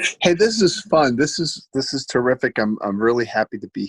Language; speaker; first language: English; native; English